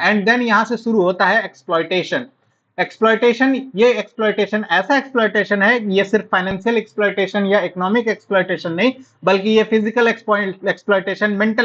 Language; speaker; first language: Hindi; native; Hindi